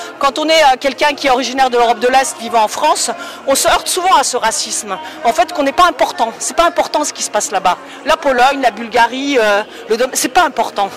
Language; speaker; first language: French; non-native, fluent; Polish